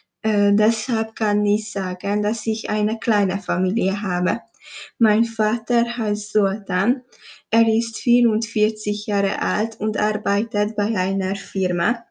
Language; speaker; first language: German; non-native, learner; Hungarian